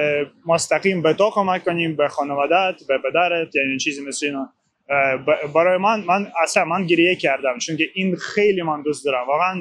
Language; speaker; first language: Persian; non-native, learner; Ukrainian